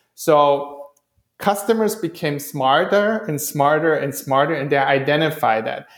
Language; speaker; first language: English; non-native, fluent; German